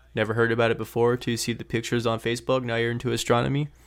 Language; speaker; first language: English; native; English